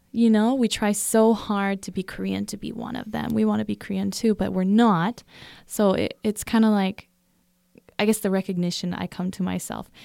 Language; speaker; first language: English; native; English